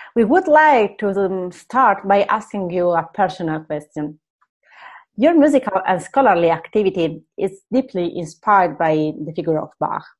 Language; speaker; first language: English; non-native, fluent; Italian